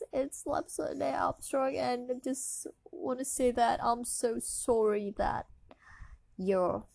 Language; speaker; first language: English; non-native, learner; Indonesian